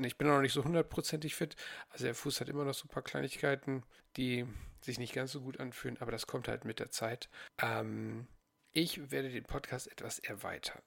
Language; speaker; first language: German; native; German